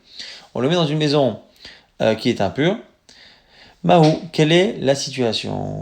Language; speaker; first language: French; native; French